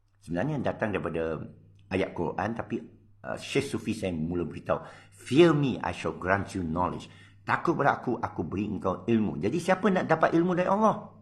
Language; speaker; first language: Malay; non-native, local second language; Min Nan Chinese